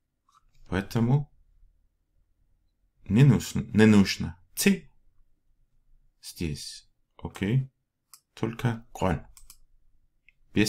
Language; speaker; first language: Russian; non-native, learner; Danish